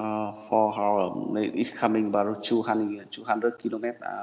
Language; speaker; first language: English; non-native, learner; Vietnamese